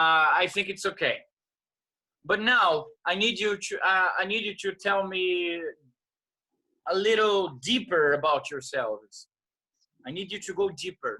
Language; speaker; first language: English; non-native, fluent; Portuguese